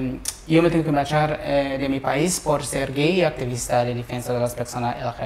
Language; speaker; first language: Spanish; non-native, learner; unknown